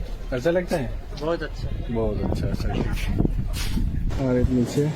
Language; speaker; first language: Hindi; non-native, local second language; Gujarati